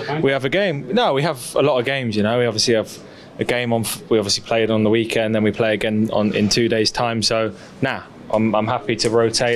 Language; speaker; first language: English; native; English